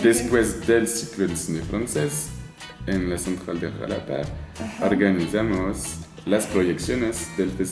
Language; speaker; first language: Spanish; non-native, learner; French